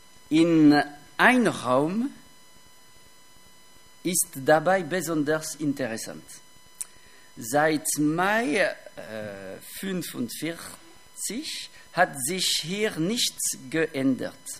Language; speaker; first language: German; non-native, fluent; French